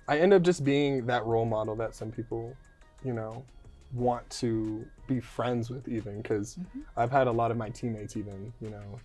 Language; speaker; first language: English; native; English